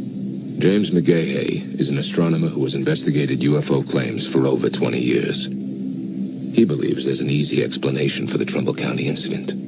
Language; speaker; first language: English; native; English